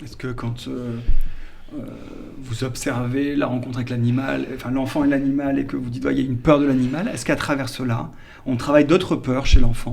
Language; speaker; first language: French; native; French